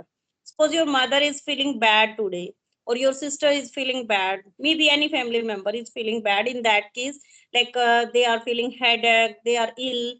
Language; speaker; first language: English; non-native, local second language; Hindi